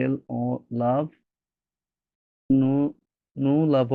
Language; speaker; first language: French; non-native, learner; Bangla